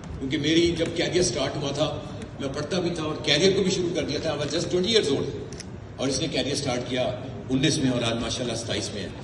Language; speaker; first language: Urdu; early bilingual, heritage; Urdu